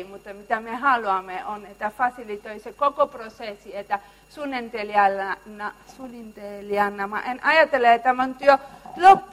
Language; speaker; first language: Finnish; non-native, learner; Spanish